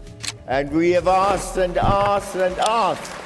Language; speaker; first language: English; non-native, local second language; Shona